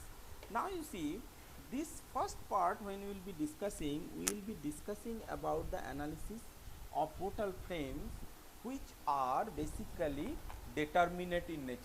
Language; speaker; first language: English; non-native, local second language; Bangla